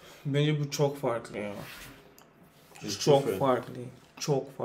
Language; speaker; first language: Turkish; non-native, fluent; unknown